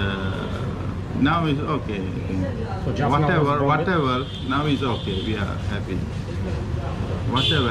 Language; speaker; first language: English; non-native, learner; Tamil